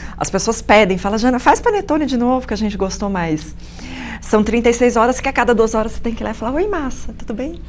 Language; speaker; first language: Portuguese; native; Portuguese